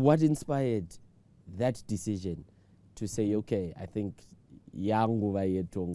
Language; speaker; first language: English; non-native, local second language; Shona